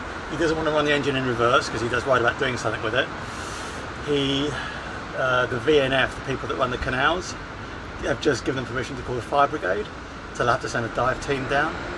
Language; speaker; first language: English; native; English